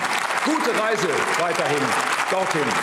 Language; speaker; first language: German; native; German